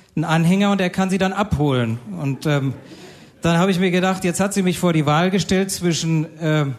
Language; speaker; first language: German; native; German